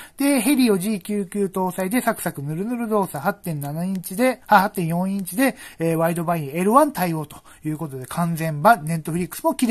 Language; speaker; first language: Japanese; native; Japanese